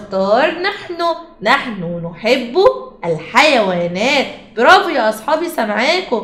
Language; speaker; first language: Arabic; native; Arabic